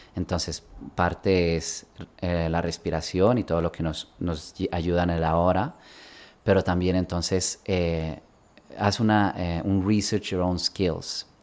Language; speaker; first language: Spanish; early bilingual, other home language; Swedish